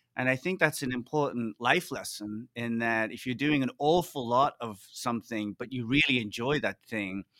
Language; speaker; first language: English; native; English